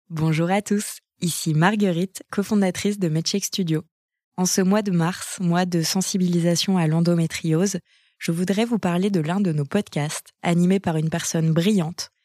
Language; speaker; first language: French; native; French